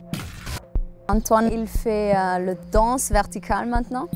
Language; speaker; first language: French; non-native, learner; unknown